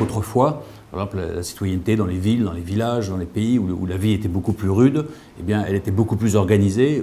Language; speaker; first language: French; native; French